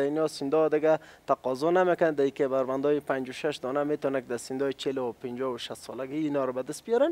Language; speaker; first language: Persian; native; Persian